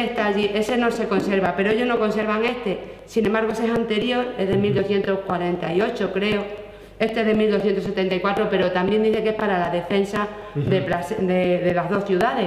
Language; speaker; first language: Spanish; native; Spanish